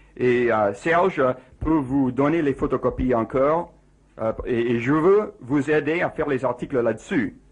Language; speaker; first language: French; non-native, fluent; English